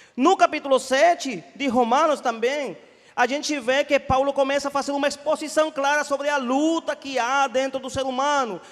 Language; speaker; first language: Portuguese; non-native, fluent; Spanish